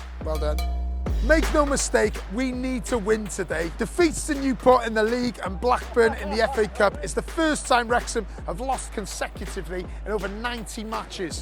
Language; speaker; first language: English; native; English